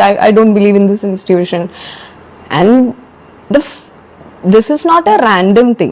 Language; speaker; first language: English; non-native, local second language; Malayalam